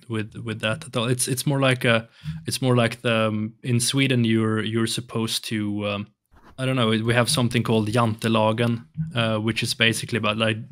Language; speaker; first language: English; non-native, fluent; Swedish